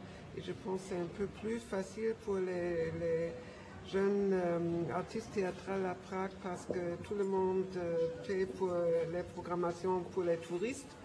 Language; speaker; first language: French; non-native, fluent; German